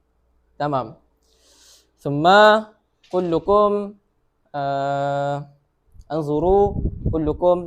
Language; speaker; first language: Arabic; non-native, learner; Malay